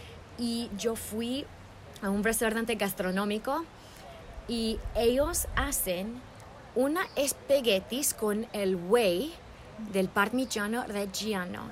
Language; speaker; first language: Spanish; early bilingual, heritage; English